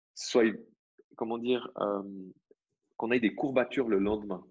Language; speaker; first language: French; native; French